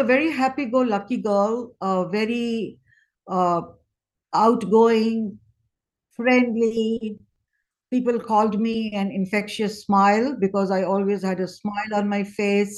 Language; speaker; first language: English; non-native, local second language; Hindi